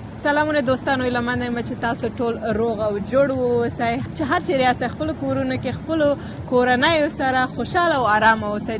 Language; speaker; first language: Pashto; early bilingual, heritage; Pashto